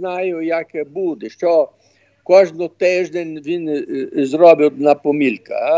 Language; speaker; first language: Ukrainian; early bilingual, heritage; Ukrainian